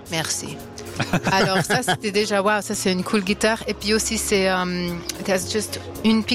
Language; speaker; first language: French; non-native, local second language; Swiss German